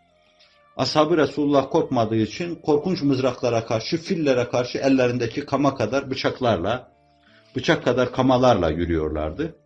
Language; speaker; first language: Turkish; native; Turkish